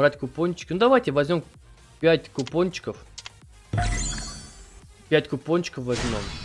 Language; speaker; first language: Russian; native; Russian